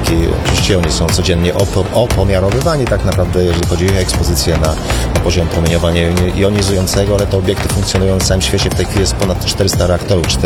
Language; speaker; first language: Polish; native; Polish